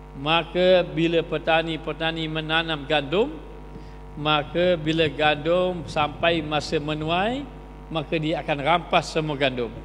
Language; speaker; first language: Malay; native; Malay